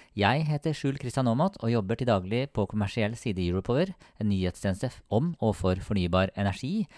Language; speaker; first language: Norwegian; native; Norwegian